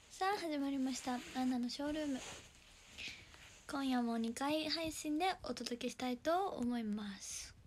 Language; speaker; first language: Japanese; native; Japanese